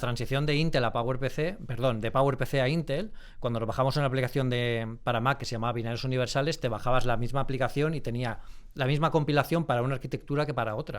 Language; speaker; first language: Spanish; native; Spanish